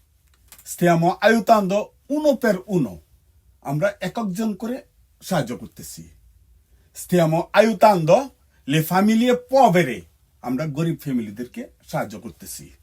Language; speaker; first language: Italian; non-native, fluent; Bangla